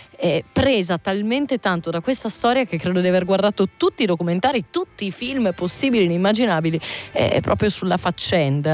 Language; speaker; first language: Italian; native; Italian